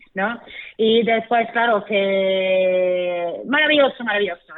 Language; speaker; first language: Spanish; non-native, fluent; Swedish